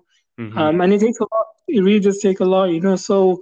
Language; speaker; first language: English; native; English